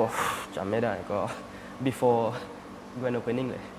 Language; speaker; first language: Thai; early bilingual, heritage; Thai